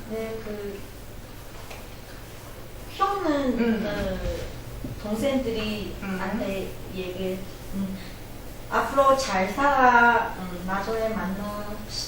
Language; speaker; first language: Korean; non-native, learner; Chinese